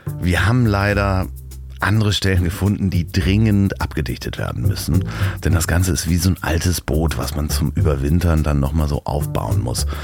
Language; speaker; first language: German; native; German